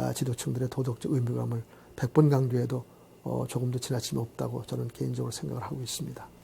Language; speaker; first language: Korean; native; Korean